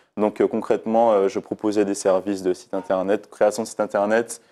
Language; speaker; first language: French; native; French